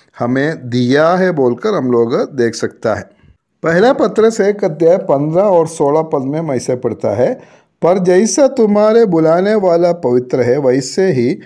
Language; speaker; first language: Hindi; non-native, local second language; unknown